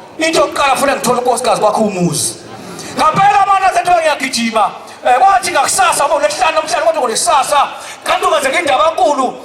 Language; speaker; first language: Zulu; native; Zulu